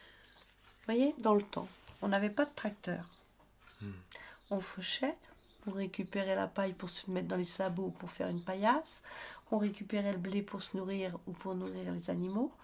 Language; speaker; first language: French; native; French